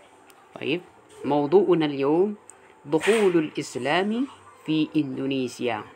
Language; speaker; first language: Arabic; non-native, fluent; Indonesian